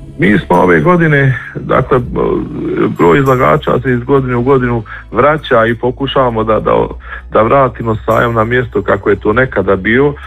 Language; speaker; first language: Croatian; native; Croatian